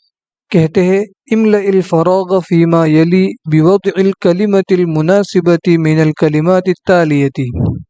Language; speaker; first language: Arabic; non-native, fluent; Urdu